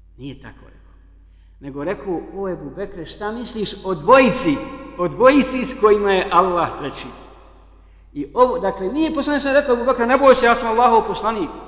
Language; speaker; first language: Bosnian; native; Bosnian